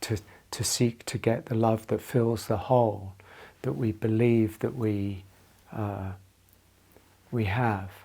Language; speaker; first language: English; native; English